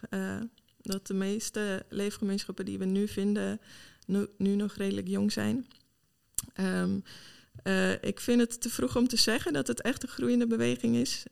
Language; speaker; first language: Dutch; non-native, fluent; Swedish